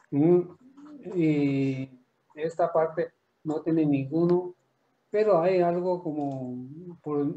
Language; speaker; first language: Spanish; non-native, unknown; Japanese